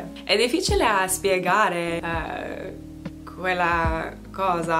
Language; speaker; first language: Italian; non-native, learner; English